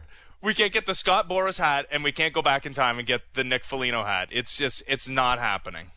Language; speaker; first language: English; native; English